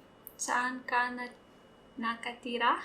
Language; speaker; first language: Filipino; non-native, learner; Russian